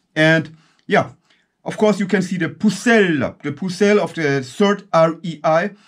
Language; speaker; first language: English; non-native, fluent; German